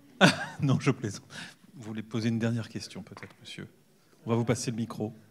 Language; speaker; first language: French; native; French